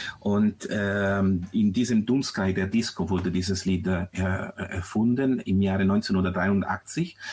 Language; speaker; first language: German; non-native, fluent; Italian